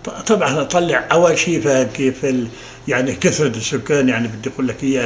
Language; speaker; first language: Arabic; native; Arabic